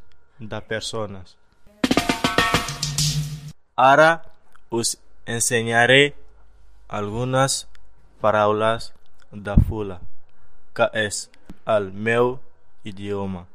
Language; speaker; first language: Catalan; non-native, learner; Fula